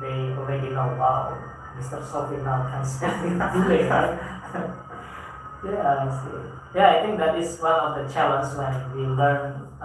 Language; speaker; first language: English; non-native, fluent; Indonesian